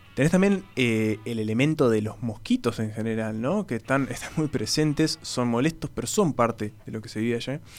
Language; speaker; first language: Spanish; native; Spanish